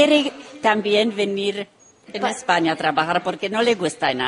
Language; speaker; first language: Spanish; non-native, learner; Romanian